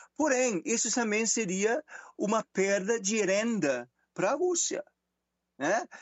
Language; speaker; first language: Portuguese; non-native, fluent; German